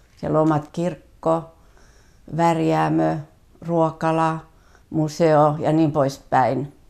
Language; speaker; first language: Finnish; native; Finnish